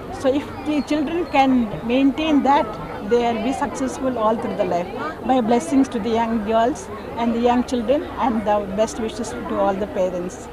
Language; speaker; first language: English; non-native, local second language; Telugu